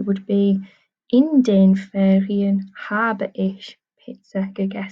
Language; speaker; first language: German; non-native, fluent; English